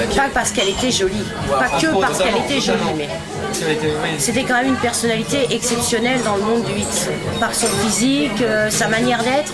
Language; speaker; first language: French; native; French